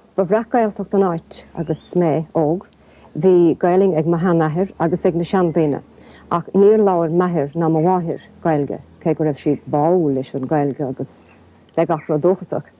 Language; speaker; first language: Irish; non-native, local second language; English